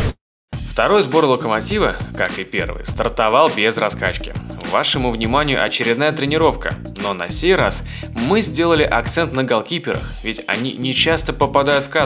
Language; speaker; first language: Russian; native; Russian